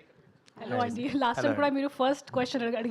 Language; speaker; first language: Telugu; non-native, local second language; Hindi